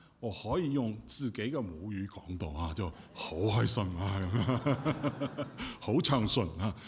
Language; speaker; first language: Cantonese; non-native, fluent; Chinese